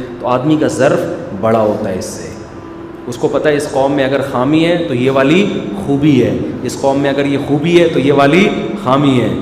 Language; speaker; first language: Urdu; native; Urdu